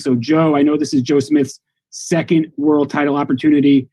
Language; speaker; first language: English; native; English